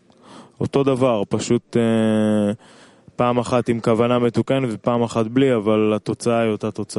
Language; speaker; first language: Hebrew; non-native, fluent; Russian